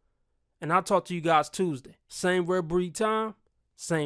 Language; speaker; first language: English; native; English